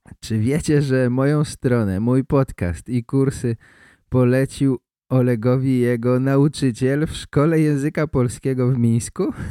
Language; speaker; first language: Polish; native; Polish